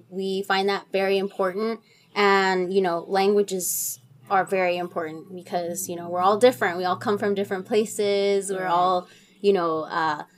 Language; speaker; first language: English; early bilingual, other home language; Spanish